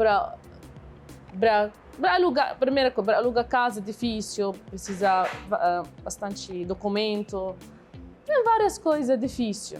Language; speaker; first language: Portuguese; non-native, learner; Arabic